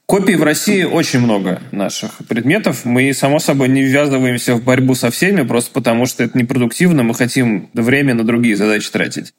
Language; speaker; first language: Russian; native; Russian